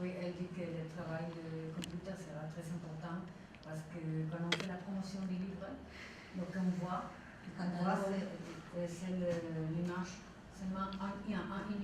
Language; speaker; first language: French; non-native, learner; Spanish